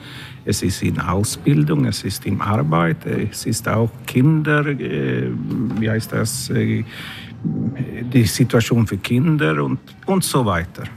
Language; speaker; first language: German; non-native, learner; Swedish